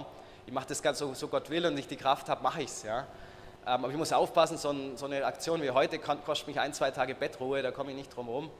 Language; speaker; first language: German; native; German